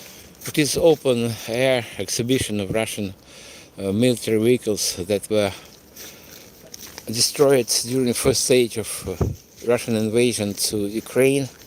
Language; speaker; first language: English; non-native, fluent; Russian